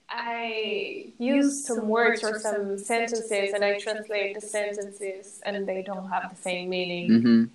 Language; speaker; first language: English; non-native, fluent; Arabic